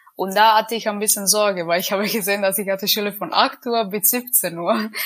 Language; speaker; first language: German; non-native, learner; Italian